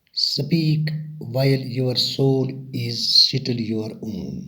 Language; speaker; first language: English; non-native, local second language; Urdu